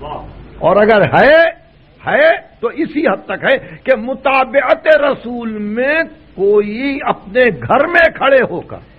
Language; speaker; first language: Urdu; native; Urdu